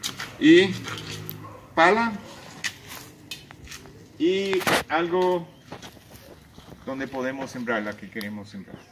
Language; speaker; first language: Spanish; non-native, fluent; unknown